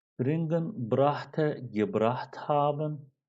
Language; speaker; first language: German; non-native, fluent; Turkish